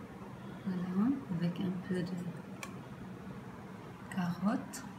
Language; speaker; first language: French; non-native, fluent; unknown